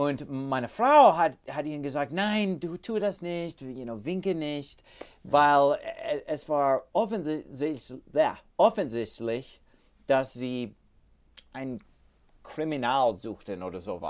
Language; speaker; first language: German; non-native, learner; English